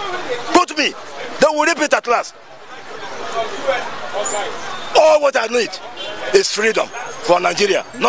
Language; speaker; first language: English; non-native, local second language; Igbo